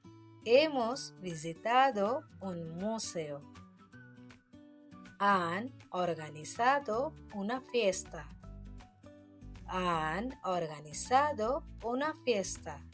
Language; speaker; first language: Spanish; non-native, fluent; Bangla